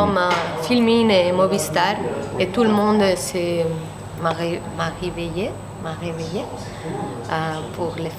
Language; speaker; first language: French; non-native, learner; Spanish